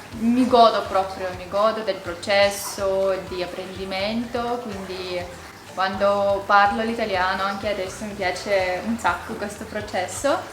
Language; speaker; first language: Italian; non-native, fluent; Russian